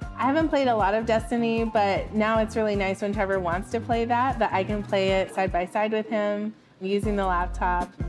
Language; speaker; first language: English; native; English